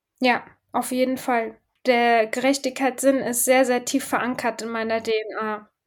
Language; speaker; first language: German; early bilingual, other home language; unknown